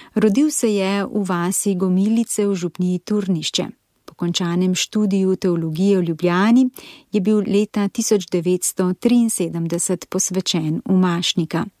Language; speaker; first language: Slovenian; native; Slovenian